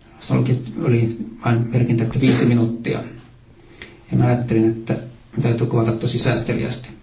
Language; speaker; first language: Finnish; native; Finnish